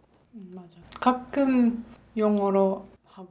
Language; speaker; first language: Korean; non-native, learner; Russian